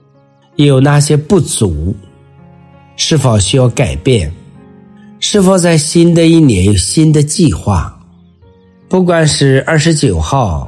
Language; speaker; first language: Chinese; native; Chinese